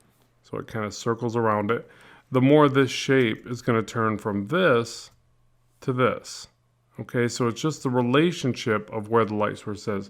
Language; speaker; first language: English; native; English